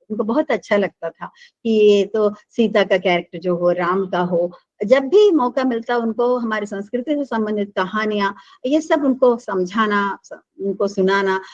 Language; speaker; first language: Hindi; non-native, local second language; Telugu